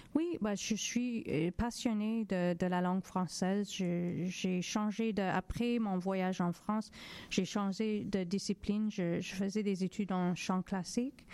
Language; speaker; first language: French; non-native, local second language; English